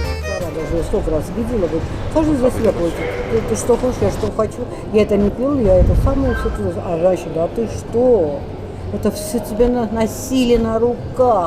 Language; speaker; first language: Russian; non-native, local second language; Georgian